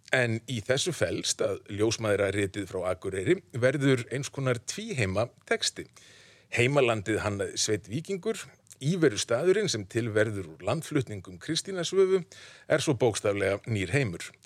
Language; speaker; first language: Icelandic; native; Icelandic